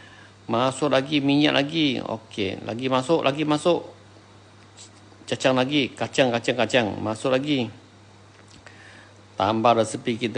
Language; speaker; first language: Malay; non-native, local second language; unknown